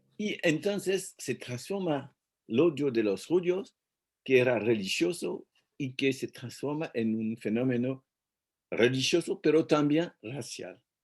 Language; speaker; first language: Spanish; non-native, fluent; French